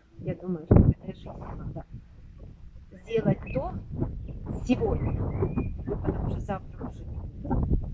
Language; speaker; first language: Russian; native; Russian